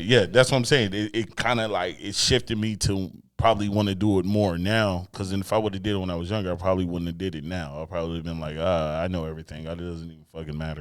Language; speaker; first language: English; native; English